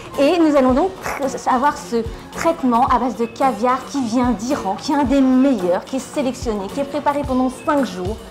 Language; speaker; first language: French; native; French